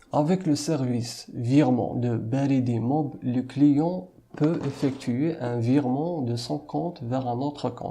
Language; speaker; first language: French; non-native, local second language; Arabic